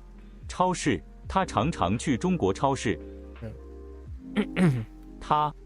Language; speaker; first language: Chinese; non-native, learner; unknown